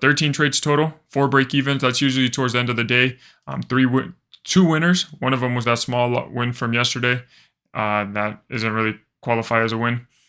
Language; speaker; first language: English; native; English